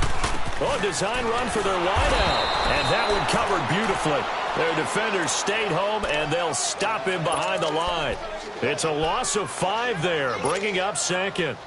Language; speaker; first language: English; native; English